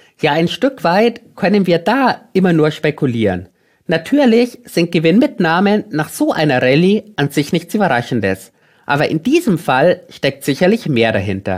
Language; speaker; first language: German; native; German